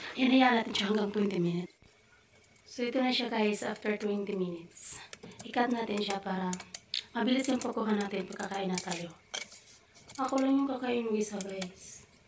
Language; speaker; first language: Filipino; non-native, local second language; Cebuano